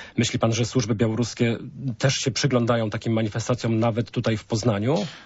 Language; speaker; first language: Polish; native; Polish